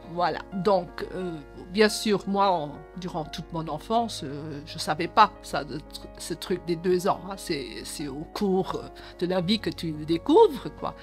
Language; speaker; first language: French; early bilingual, other home language; Portuguese